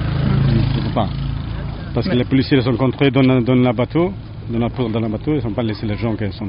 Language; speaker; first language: French; non-native, learner; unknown